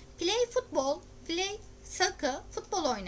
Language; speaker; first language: English; non-native, fluent; Turkish